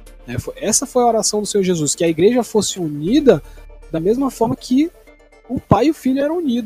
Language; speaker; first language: Portuguese; native; Portuguese